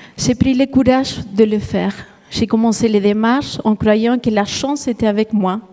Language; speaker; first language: French; non-native, fluent; Spanish